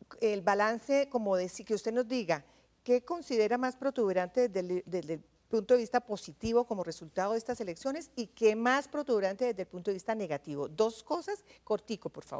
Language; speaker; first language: Spanish; native; Spanish